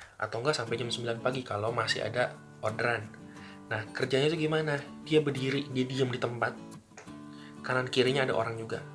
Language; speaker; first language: Indonesian; native; Indonesian